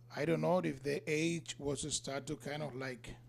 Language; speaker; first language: English; non-native, fluent; Spanish